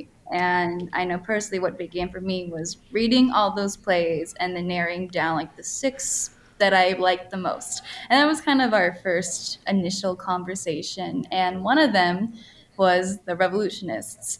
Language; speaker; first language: English; native; English